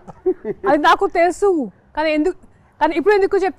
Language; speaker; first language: Telugu; non-native, fluent; Hindi